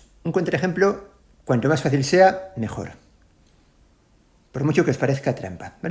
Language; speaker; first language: Spanish; native; Spanish